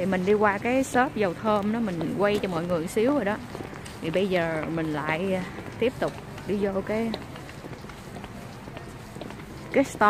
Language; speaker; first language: Vietnamese; native; Vietnamese